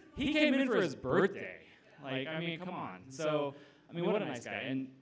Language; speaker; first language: English; native; English